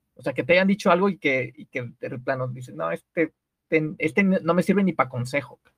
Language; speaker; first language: Spanish; native; Spanish